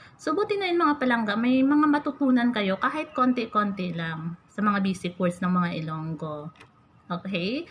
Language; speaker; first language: Filipino; non-native, local second language; Hiligaynon